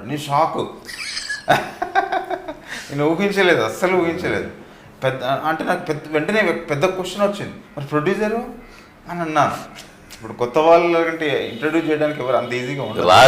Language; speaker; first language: Telugu; native; Telugu